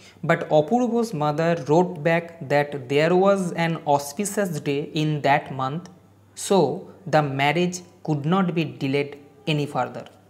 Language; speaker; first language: English; non-native, local second language; Bangla